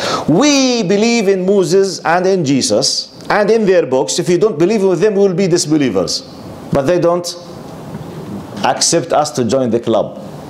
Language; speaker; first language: English; non-native, fluent; Arabic